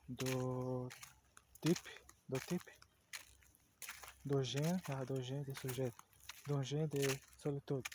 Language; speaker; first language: French; non-native, learner; Portuguese